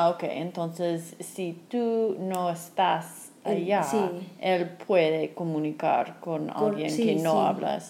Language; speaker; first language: Spanish; non-native, fluent; English